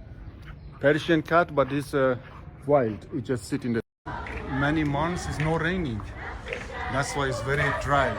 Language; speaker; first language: English; non-native, learner; Persian